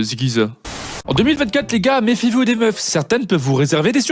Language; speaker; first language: French; native; French